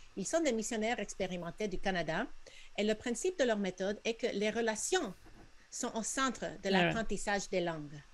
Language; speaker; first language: French; non-native, fluent; Spanish